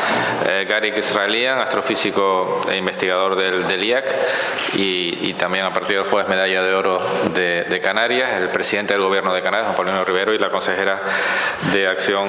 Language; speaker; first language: Spanish; native; Spanish